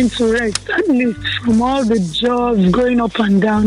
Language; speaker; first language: English; non-native, local second language; Yoruba